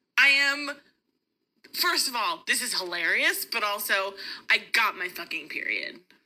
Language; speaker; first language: English; native; English